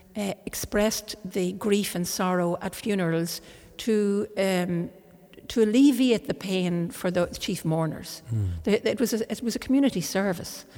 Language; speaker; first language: English; non-native, local second language; Irish